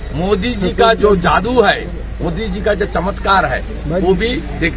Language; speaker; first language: Hindi; non-native, local second language; Bangla